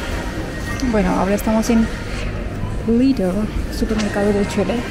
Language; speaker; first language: Spanish; non-native, learner; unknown